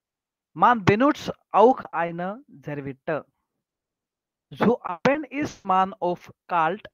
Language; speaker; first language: German; non-native, fluent; Marathi